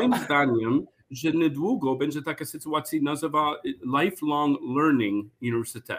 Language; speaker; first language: Polish; non-native, learner; English